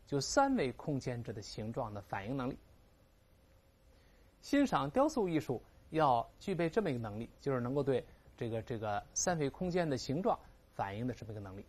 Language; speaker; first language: Chinese; native; Chinese